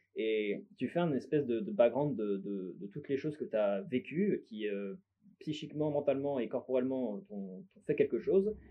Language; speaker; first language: French; native; French